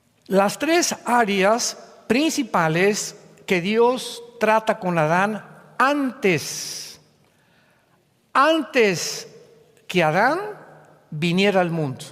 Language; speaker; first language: Spanish; native; Spanish